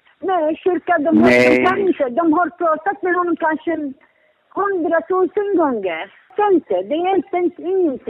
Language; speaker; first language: Swedish; non-native, learner; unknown